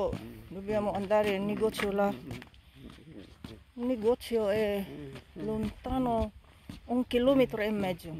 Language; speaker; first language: Italian; non-native, fluent; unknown